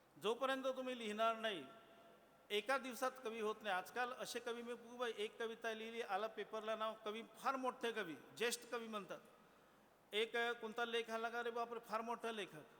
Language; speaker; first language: Marathi; non-native, local second language; Gondi